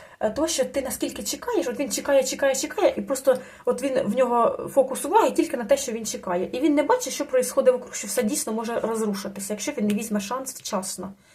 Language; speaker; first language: Ukrainian; non-native, local second language; Russian